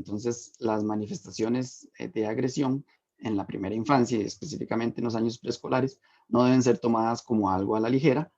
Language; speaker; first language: Spanish; native; Spanish